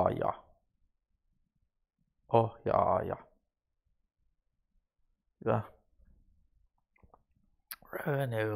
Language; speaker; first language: Finnish; non-native, learner; English